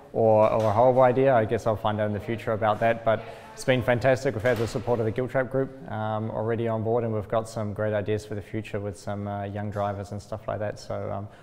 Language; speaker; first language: English; native; English